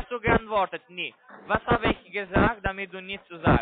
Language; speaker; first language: German; non-native, learner; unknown